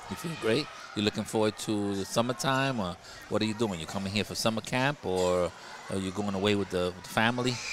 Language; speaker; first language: English; native; English